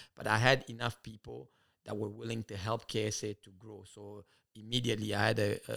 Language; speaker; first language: English; early bilingual, other home language; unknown